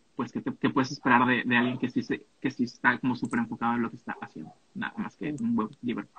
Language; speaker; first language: Spanish; native; Spanish